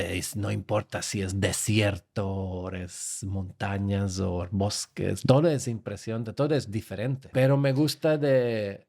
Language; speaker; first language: Spanish; non-native, fluent; Slovak